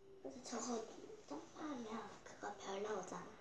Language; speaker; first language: Korean; native; Korean